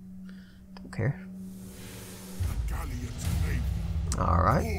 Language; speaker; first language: English; native; English